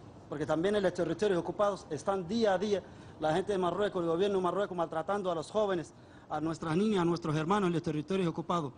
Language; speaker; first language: Spanish; non-native, fluent; Arabic